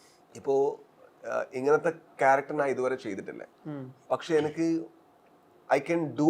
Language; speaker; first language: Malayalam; non-native, learner; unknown